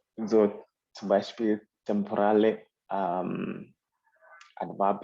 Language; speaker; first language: German; non-native, fluent; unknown